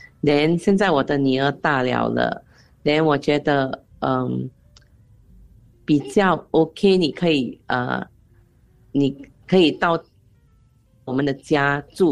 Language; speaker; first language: Chinese; non-native, local second language; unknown